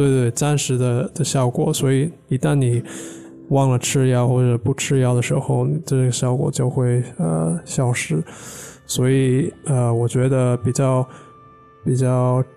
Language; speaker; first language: Chinese; non-native, fluent; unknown